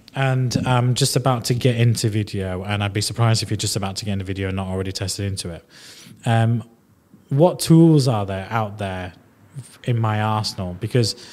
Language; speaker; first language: English; native; English